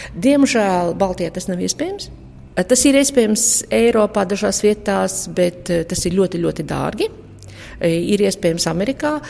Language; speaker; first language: Latvian; native; Latvian